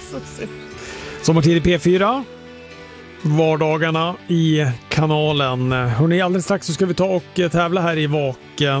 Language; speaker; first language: Swedish; native; Swedish